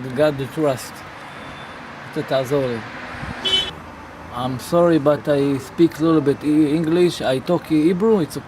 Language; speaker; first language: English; non-native, learner; Hebrew